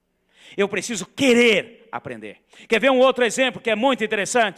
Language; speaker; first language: Portuguese; native; Portuguese